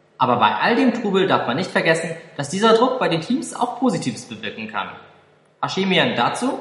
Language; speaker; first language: German; native; German